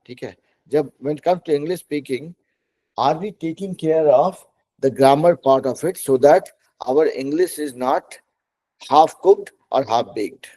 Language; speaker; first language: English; non-native, local second language; Hindi